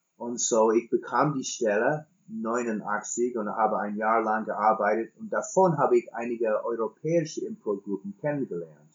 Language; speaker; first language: German; non-native, fluent; English